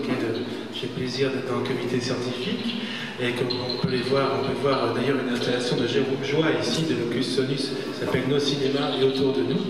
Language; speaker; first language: French; native; French